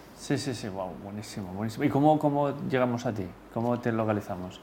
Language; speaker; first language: Spanish; native; Spanish